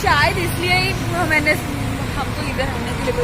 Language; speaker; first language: Hindi; non-native, local second language; Malayalam